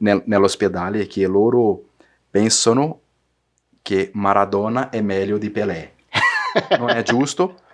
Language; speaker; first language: Italian; non-native, learner; Portuguese